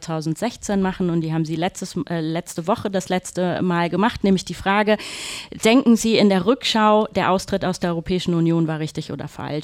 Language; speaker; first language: German; native; German